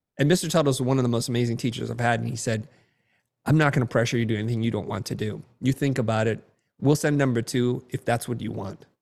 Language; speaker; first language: English; early bilingual, other home language; Vietnamese